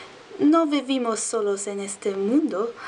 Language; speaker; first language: Spanish; non-native, learner; Arabic